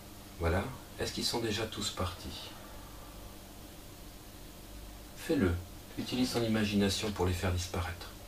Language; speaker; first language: French; native; French